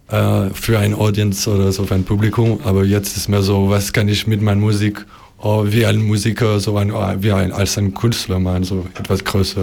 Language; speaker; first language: German; non-native, learner; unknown